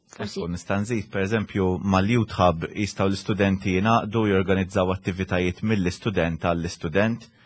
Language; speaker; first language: Maltese; native; Maltese